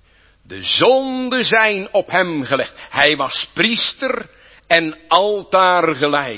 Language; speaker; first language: Dutch; native; Dutch